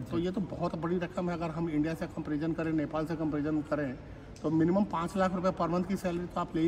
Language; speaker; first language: Hindi; native; Hindi